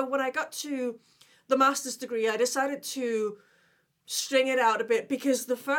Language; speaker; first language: English; non-native, fluent; Danish